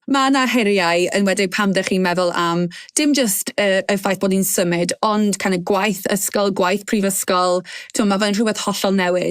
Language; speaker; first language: Welsh; native; Welsh